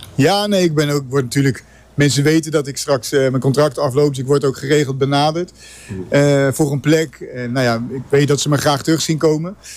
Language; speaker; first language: Dutch; native; Dutch